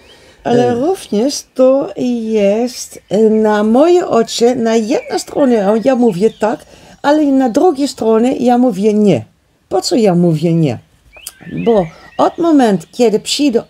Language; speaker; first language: Polish; non-native, learner; Dutch